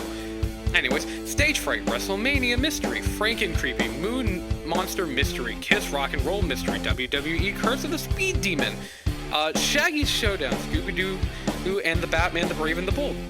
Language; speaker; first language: English; native; English